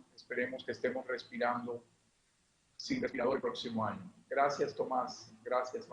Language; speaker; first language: Spanish; native; Spanish